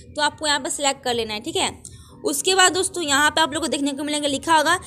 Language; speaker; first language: Hindi; native; Hindi